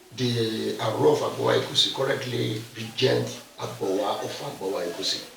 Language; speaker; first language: English; non-native, local second language; Yoruba